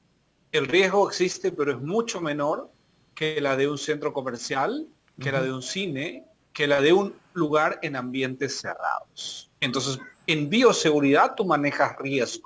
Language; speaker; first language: Spanish; native; Spanish